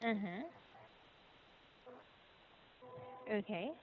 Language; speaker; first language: English; non-native, local second language; Filipino